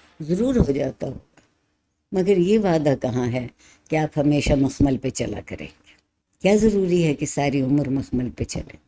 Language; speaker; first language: Urdu; native; Urdu